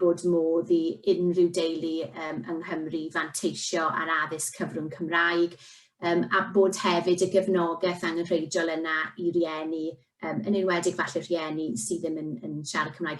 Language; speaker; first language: Welsh; native; Welsh